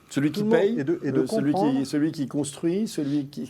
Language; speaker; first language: French; native; French